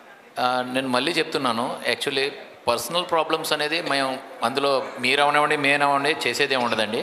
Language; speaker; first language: Telugu; native; Telugu